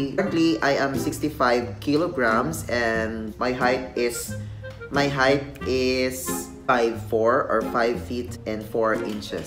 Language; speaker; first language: English; non-native, local second language; Filipino